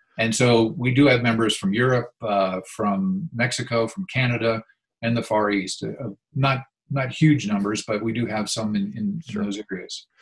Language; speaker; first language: English; native; English